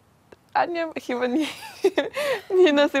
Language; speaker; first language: Polish; non-native, learner; Spanish